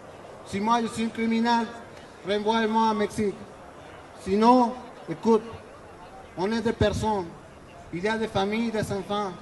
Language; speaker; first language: French; non-native, learner; Spanish